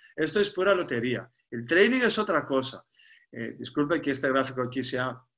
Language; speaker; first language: Spanish; non-native, fluent; Greek